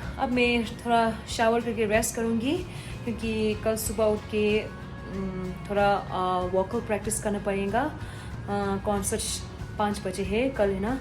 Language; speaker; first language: Hindi; non-native, local second language; Tibetan